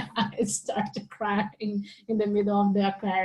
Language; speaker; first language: English; non-native, learner; Portuguese